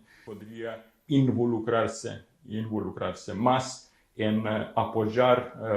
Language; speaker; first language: Spanish; non-native, fluent; Ukrainian